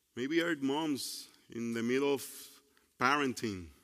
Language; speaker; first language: English; non-native, fluent; Spanish